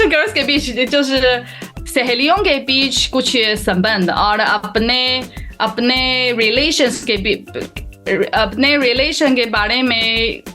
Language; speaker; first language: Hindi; non-native, learner; Chinese